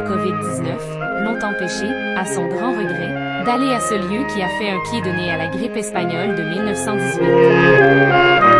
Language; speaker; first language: French; native; French